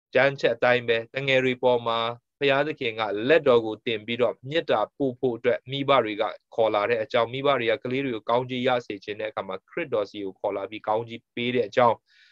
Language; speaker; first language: Burmese; non-native, local second language; Tedim Chin